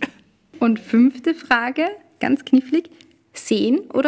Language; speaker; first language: German; native; German